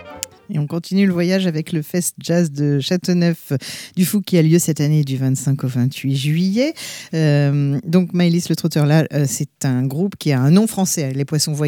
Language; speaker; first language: French; native; French